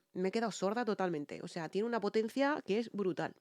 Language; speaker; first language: Spanish; native; Spanish